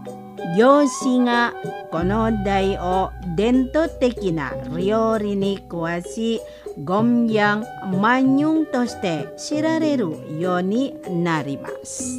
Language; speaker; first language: Japanese; non-native, fluent; Indonesian